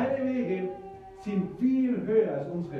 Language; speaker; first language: German; early bilingual, heritage; Spanish